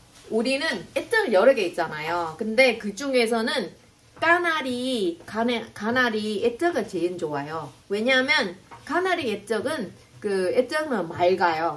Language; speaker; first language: Korean; non-native, fluent; Vietnamese